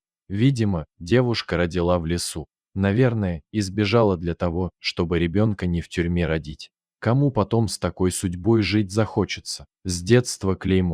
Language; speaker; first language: Russian; native; Russian